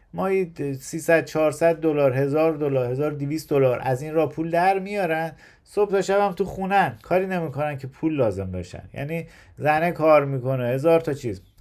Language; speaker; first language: Persian; native; Persian